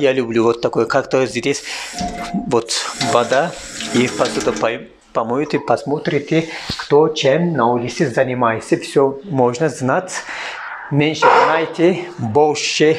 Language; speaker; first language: Russian; non-native, learner; Turkish